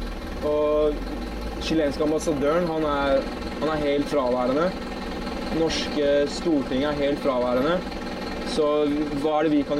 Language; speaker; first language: Norwegian; native; Norwegian